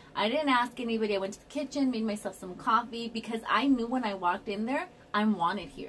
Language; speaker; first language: English; early bilingual, other home language; Spanish